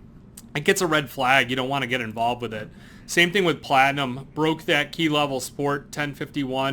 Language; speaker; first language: English; native; English